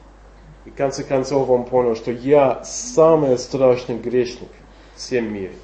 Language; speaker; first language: Russian; non-native, fluent; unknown